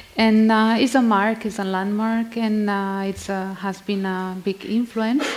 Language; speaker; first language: English; non-native, fluent; Catalan